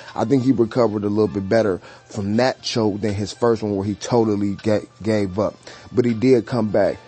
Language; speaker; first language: English; native; English